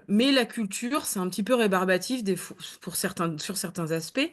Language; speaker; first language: French; native; French